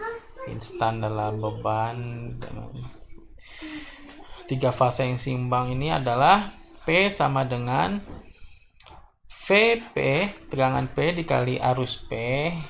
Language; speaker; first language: Indonesian; native; Indonesian